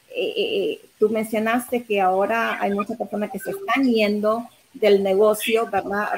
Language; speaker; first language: Spanish; native; Spanish